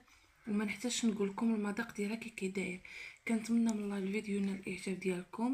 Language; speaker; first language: Arabic; native; Arabic